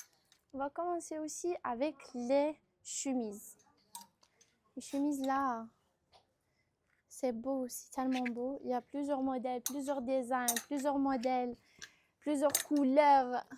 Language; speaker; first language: French; non-native, local second language; Arabic